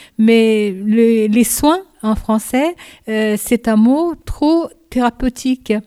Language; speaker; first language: French; non-native, fluent; Japanese